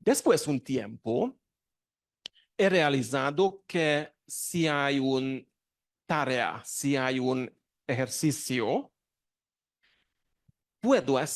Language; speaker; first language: Spanish; non-native, learner; Hungarian